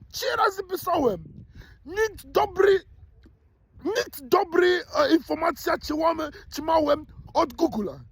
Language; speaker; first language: Polish; non-native, learner; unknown